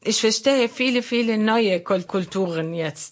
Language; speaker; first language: German; non-native, learner; Arabic